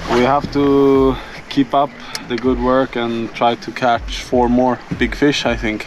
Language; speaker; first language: English; non-native, fluent; Swedish